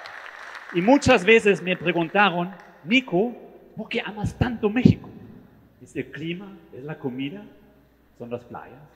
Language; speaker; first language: Spanish; non-native, fluent; German